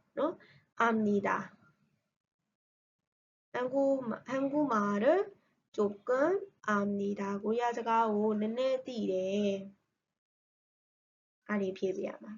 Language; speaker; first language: Korean; non-native, learner; Burmese